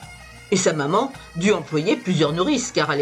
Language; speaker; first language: French; native; French